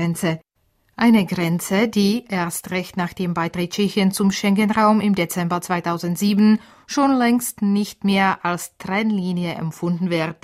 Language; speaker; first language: German; non-native, fluent; Czech